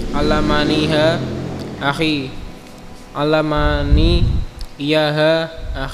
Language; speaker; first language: Arabic; non-native, learner; Indonesian